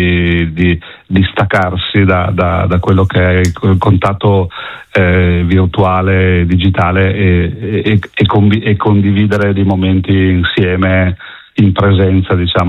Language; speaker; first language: Italian; non-native, local second language; Venetian